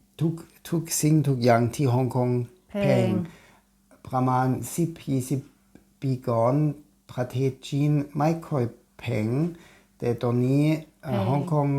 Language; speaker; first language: Thai; non-native, learner; German